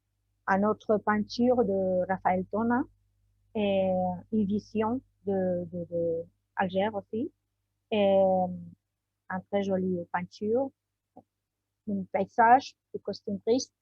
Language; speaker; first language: French; non-native, learner; Spanish